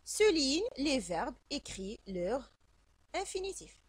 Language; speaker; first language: French; non-native, local second language; Arabic